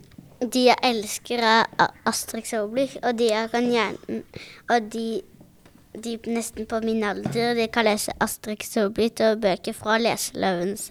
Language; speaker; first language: Norwegian; early bilingual, other home language; French